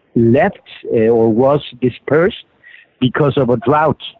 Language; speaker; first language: English; non-native, fluent; Spanish